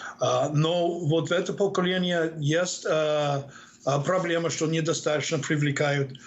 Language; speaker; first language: Russian; non-native, fluent; English